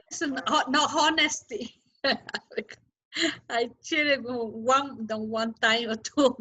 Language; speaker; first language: English; non-native, learner; Spanish